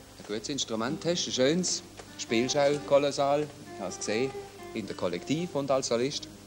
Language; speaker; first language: German; native; German